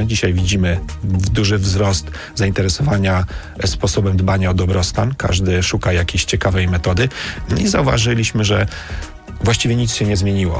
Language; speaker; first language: Polish; native; Polish